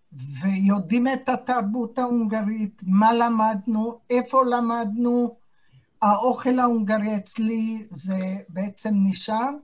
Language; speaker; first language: Hebrew; non-native, fluent; Hungarian